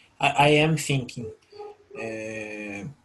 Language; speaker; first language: English; non-native, learner; Portuguese